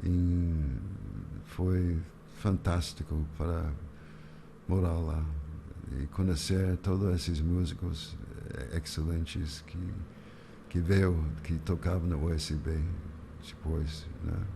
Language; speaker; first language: Portuguese; non-native, fluent; English